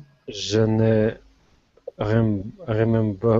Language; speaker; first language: French; non-native, learner; Russian